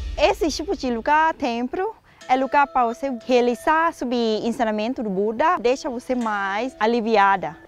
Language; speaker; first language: Portuguese; non-native, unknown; Thai